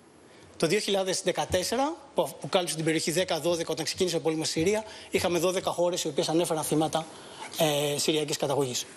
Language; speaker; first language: Greek; native; Greek